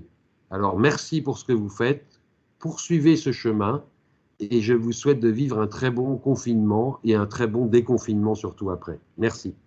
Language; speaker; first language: French; native; French